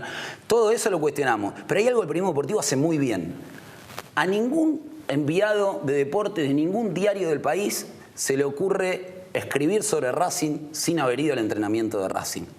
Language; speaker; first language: Spanish; native; Spanish